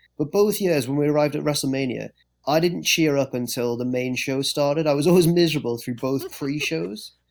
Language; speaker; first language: English; native; English